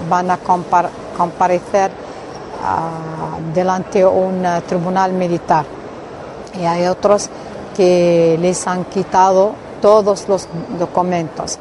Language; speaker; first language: Spanish; non-native, fluent; Arabic